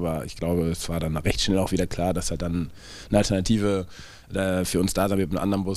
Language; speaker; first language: German; native; German